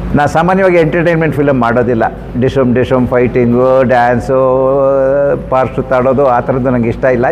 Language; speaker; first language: Kannada; non-native, local second language; Konkani